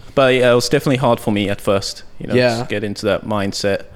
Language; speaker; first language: English; early bilingual, heritage; Japanese